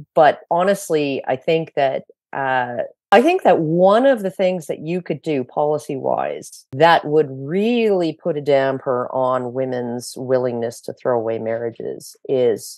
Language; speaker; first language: English; native; English